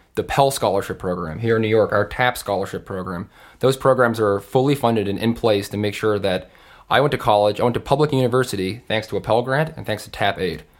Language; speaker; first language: English; native; English